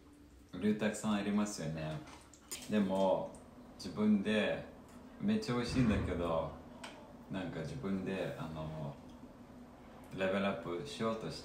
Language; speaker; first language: Japanese; non-native, fluent; Lithuanian